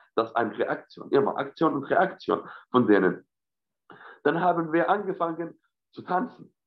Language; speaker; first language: German; non-native, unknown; Arabic